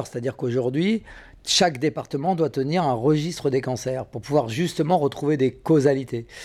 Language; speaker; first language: French; native; French